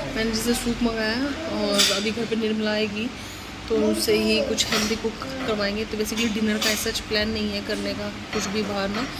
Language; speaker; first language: Hindi; native; Hindi